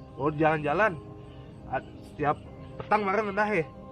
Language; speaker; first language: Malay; non-native, local second language; Balinese